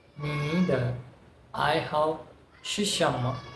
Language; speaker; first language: Chinese; non-native, fluent; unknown